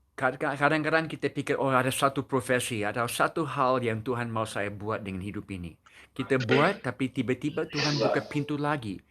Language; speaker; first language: Indonesian; non-native, fluent; English